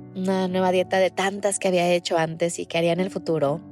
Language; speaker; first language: Spanish; early bilingual, heritage; Spanish